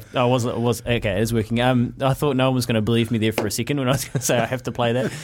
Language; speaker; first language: English; native; English